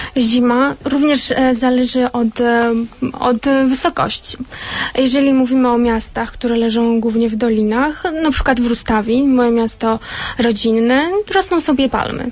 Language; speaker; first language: Polish; non-native, fluent; Georgian